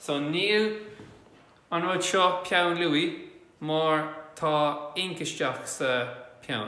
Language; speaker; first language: Irish; non-native, local second language; English